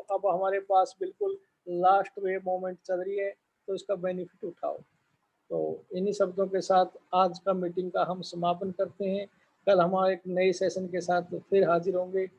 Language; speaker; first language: Hindi; native; Hindi